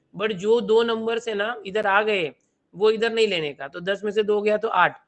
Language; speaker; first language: Hindi; non-native, local second language; Marathi